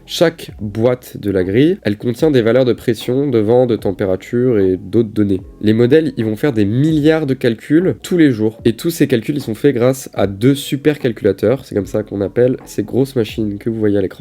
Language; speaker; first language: French; native; French